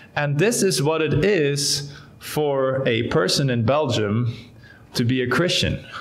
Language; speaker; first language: English; non-native, fluent; Dutch